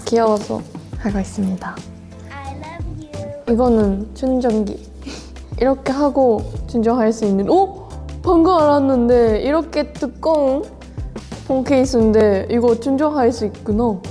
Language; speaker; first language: Korean; non-native, fluent; Japanese